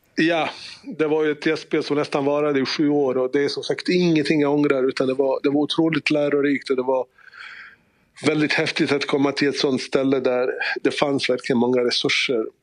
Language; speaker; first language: Swedish; early bilingual, other home language; Bosnian